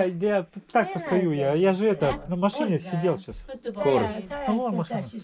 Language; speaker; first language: Russian; native; Russian